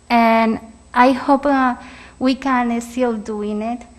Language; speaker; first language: English; non-native, learner; Spanish